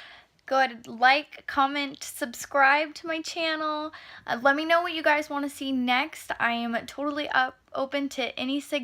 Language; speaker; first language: English; native; English